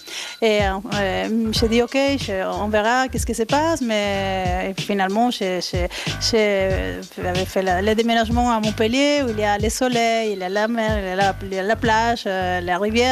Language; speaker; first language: French; non-native, fluent; Spanish